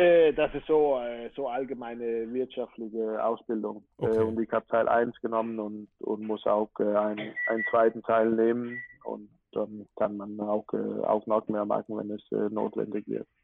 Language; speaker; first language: German; non-native, fluent; Danish